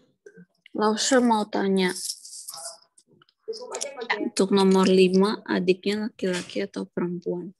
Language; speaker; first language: Indonesian; non-native, learner; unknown